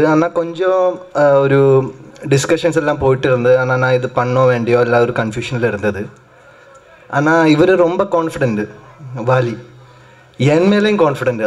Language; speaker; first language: Tamil; non-native, learner; Malayalam